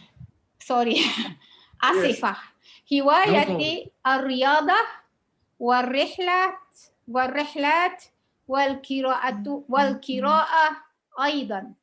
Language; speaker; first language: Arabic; non-native, learner; Malay